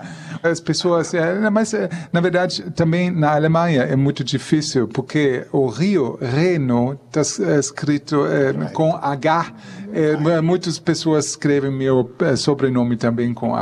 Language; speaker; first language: Portuguese; non-native, fluent; German